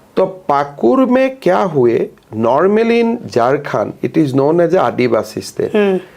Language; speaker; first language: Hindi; non-native, local second language; Assamese